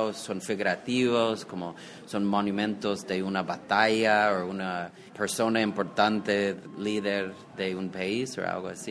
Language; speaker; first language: Spanish; non-native, fluent; English